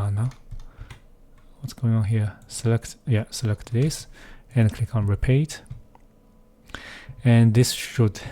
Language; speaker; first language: English; non-native, fluent; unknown